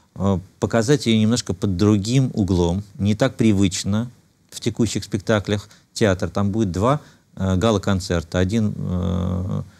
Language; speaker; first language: Russian; native; Russian